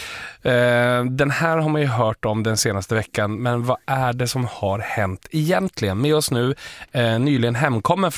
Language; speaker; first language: Swedish; native; Swedish